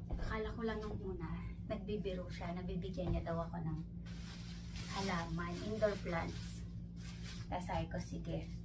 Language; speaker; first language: Filipino; non-native, local second language; Hiligaynon